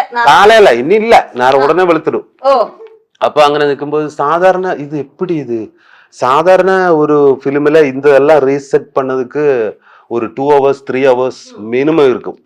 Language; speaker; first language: Tamil; non-native, learner; Malayalam